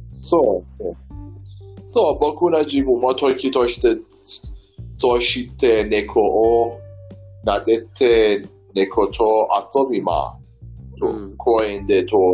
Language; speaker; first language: Japanese; non-native, learner; Persian